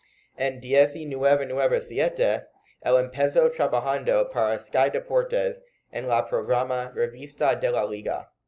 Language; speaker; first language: Spanish; non-native, learner; English